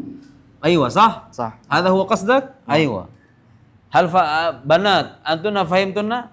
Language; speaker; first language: Arabic; non-native, fluent; Indonesian